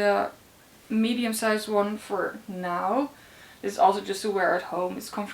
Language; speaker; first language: English; non-native, fluent; Dutch